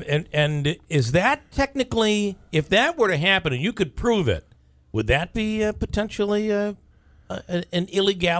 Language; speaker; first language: English; native; English